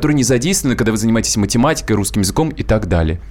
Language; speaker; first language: Russian; native; Russian